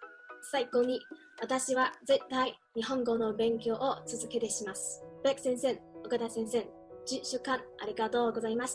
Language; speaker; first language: Japanese; non-native, learner; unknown